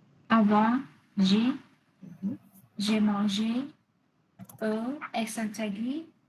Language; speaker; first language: French; non-native, learner; Vietnamese